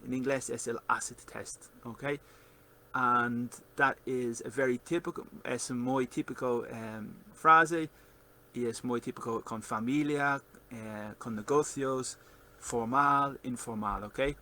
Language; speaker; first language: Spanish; non-native, learner; English